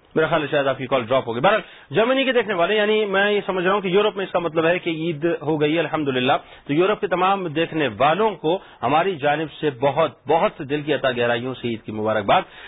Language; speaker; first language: Urdu; native; Urdu